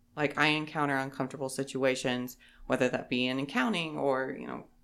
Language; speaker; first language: English; native; English